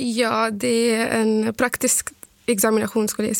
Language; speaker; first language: Swedish; non-native, fluent; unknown